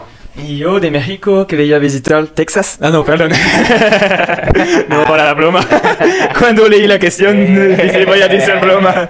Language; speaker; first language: Spanish; non-native, learner; French